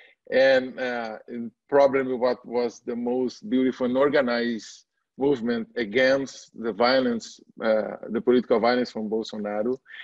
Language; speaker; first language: English; non-native, fluent; Portuguese